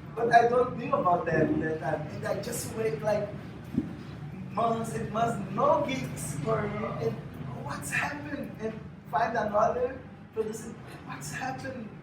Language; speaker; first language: English; non-native, fluent; Portuguese